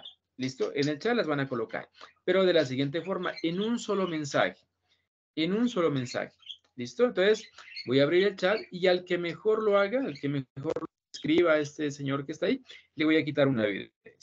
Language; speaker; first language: Spanish; native; Spanish